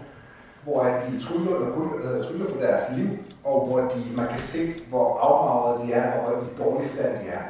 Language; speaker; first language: Danish; native; Danish